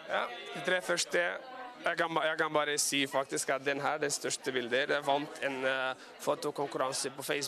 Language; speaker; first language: Norwegian; non-native, fluent; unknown